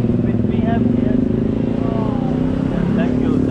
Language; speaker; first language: English; non-native, fluent; Pashto